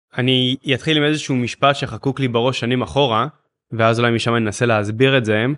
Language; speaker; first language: Hebrew; native; Hebrew